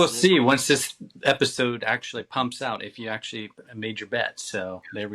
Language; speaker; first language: English; native; English